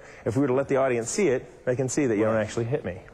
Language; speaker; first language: English; native; English